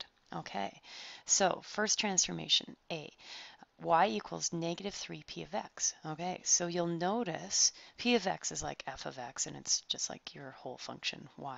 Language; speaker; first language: English; native; English